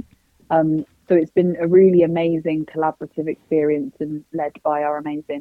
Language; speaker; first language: English; native; English